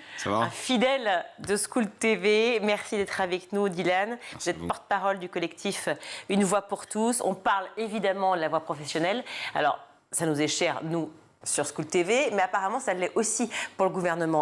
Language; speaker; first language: French; native; French